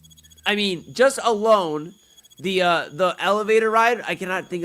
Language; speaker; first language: English; native; English